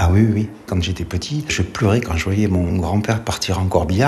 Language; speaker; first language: French; native; French